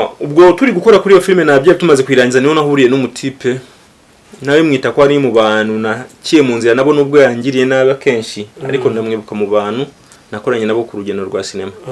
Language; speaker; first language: Kinyarwanda; early bilingual, heritage; Kinyarwanda